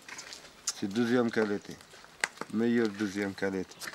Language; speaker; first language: French; non-native, learner; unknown